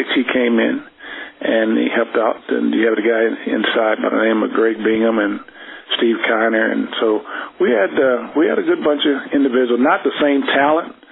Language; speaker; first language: English; native; English